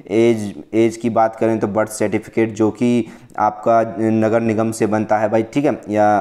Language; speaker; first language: Hindi; native; Hindi